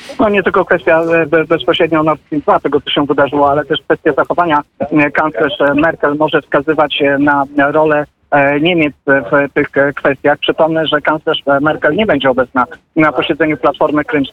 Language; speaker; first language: Polish; native; Polish